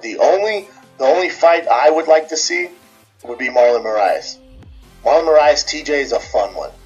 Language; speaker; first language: English; native; English